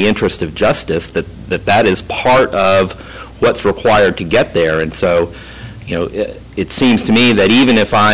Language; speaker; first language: English; native; English